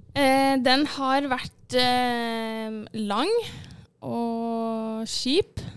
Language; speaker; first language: Norwegian; early bilingual, other home language; Arabic